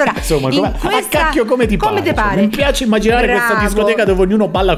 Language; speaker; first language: Italian; native; Italian